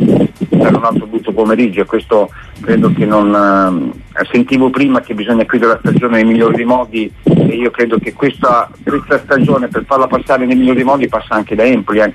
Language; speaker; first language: Italian; native; Italian